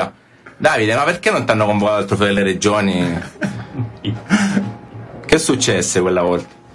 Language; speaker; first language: Italian; native; Italian